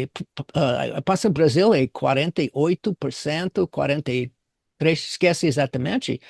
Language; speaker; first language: Portuguese; non-native, fluent; English